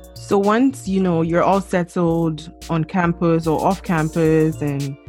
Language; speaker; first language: English; non-native, local second language; Akan